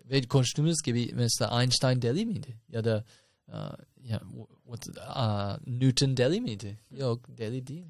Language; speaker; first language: Turkish; non-native, fluent; English